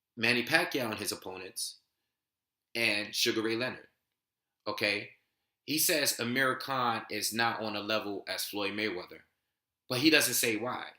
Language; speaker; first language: English; native; English